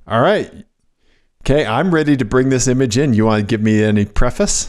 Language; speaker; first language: English; native; English